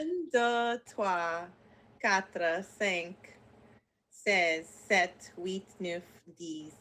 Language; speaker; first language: French; non-native, learner; English